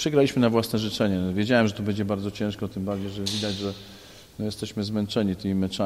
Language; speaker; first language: Polish; native; Polish